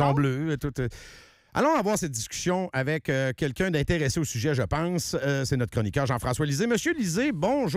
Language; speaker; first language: French; native; French